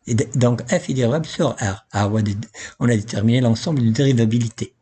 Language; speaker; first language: French; non-native, local second language; Arabic